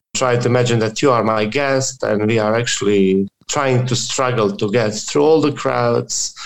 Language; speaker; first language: English; non-native, fluent; Croatian